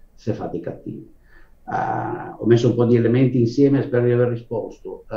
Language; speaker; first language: Italian; native; Italian